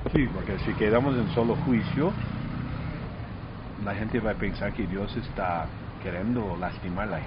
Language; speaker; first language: Spanish; early bilingual, heritage; Spanish